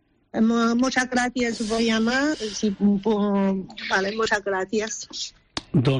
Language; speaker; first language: Spanish; non-native, learner; Chinese